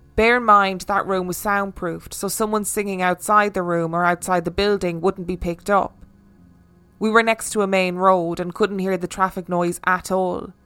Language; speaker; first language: English; native; English